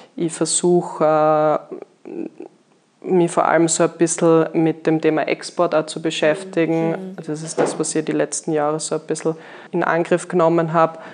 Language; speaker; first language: German; native; German